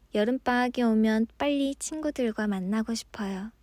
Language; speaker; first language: Korean; early bilingual, other home language; Mongolian